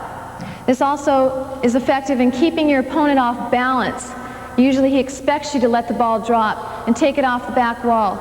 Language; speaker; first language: English; native; English